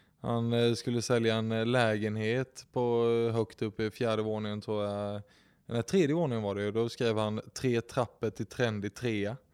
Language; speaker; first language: Swedish; native; Swedish